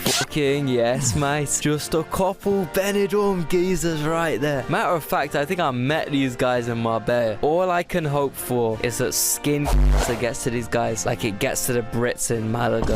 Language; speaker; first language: English; native; English